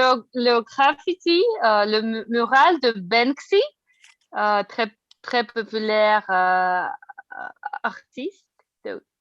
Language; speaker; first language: French; non-native, learner; English